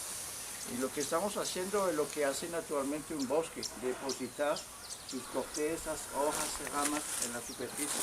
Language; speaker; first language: Spanish; native; Spanish